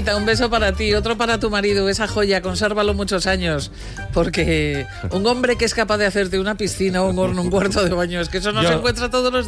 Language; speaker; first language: Spanish; native; Spanish